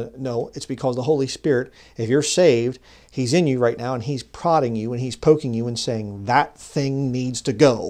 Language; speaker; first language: English; native; English